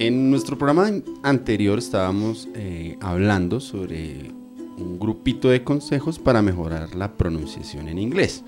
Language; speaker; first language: Spanish; native; Spanish